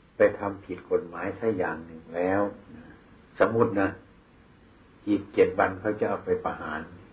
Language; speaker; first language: Thai; non-native, local second language; Northeastern Thai